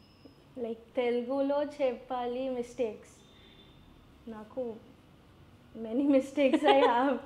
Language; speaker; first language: Telugu; non-native, learner; Gujarati